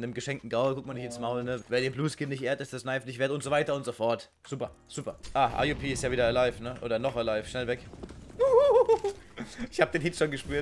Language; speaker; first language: German; native; German